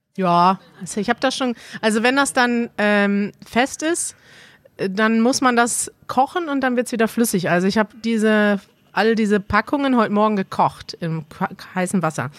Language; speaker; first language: German; native; German